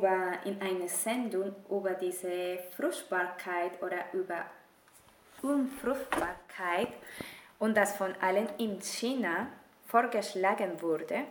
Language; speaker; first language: German; non-native, fluent; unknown